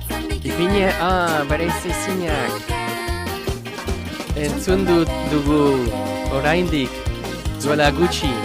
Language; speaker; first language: Basque; non-native, learner; English